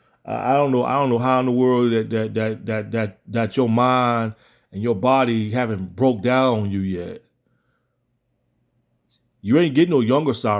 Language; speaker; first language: English; native; English